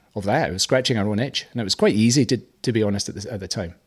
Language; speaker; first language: English; native; English